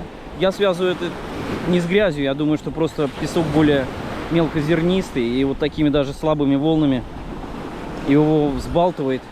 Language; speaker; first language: Russian; native; Russian